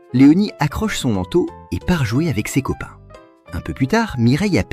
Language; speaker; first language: French; native; French